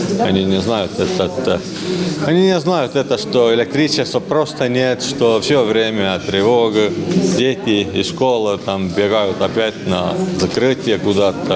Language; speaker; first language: Russian; non-native, learner; Estonian